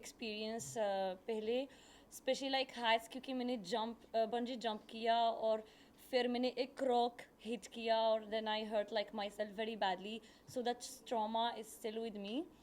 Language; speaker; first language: Hindi; non-native, learner; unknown